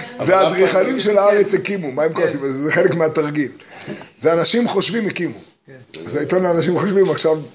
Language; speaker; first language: Hebrew; native; Hebrew